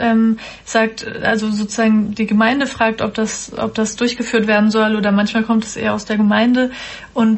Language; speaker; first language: German; native; German